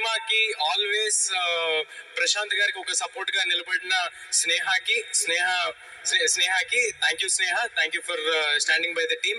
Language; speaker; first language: Telugu; native; Telugu